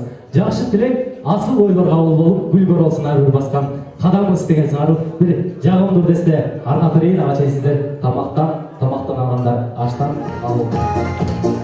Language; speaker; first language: Kyrgyz; native; Kyrgyz